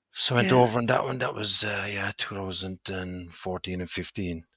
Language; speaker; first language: English; native; English